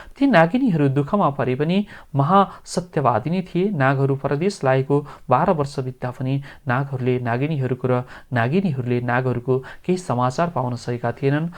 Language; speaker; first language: Nepali; native; Nepali